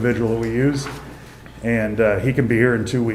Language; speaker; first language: English; native; English